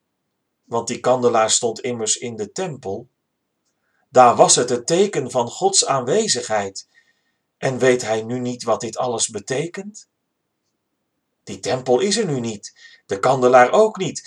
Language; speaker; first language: Dutch; native; Dutch